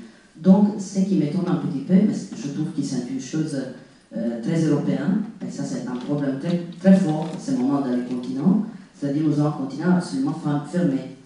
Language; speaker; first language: French; non-native, fluent; Italian